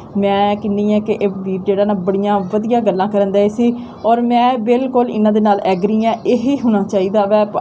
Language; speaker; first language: Punjabi; native; Punjabi